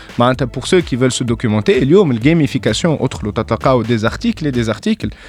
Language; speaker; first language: French; non-native, local second language; Arabic